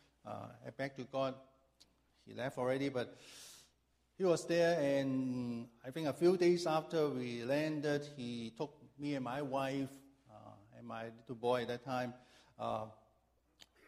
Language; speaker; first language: English; non-native, local second language; Cantonese